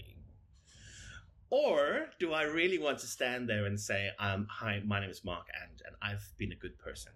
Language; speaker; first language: English; native; English